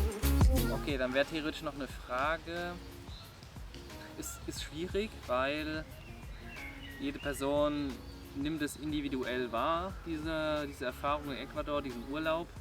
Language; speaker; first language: German; native; German